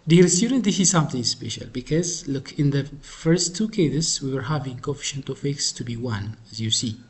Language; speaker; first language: English; non-native, local second language; Amharic